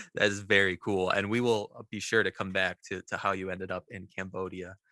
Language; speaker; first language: English; native; English